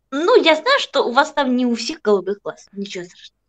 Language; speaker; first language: Russian; non-native, fluent; Turkish